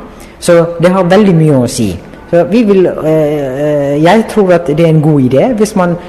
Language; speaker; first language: Norwegian; non-native, fluent; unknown